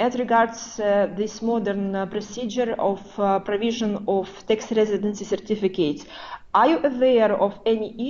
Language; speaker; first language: English; non-native, fluent; Russian